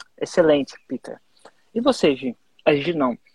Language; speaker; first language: Portuguese; native; Portuguese